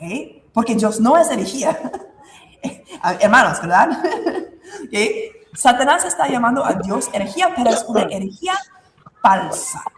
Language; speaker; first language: Spanish; non-native, fluent; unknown